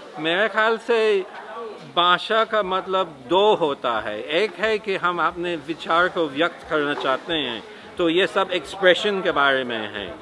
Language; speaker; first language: Hindi; non-native, fluent; English